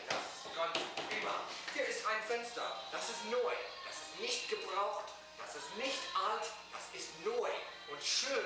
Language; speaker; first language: German; non-native, learner; English